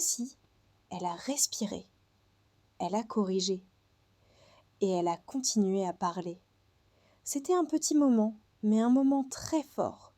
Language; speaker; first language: French; non-native, fluent; Hindi